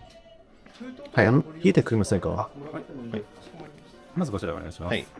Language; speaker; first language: Japanese; non-native, learner; English